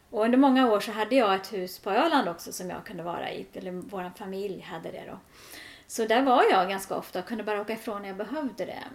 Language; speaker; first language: Swedish; native; Swedish